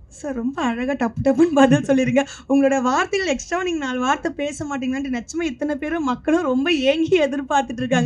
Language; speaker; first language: Tamil; native; Tamil